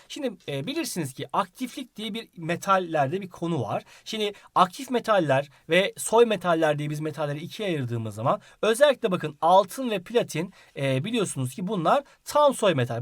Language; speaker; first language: Turkish; native; Turkish